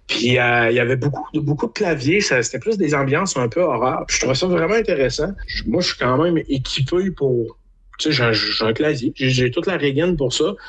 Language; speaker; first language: French; native; French